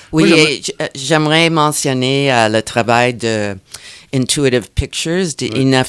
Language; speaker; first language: French; non-native, fluent; English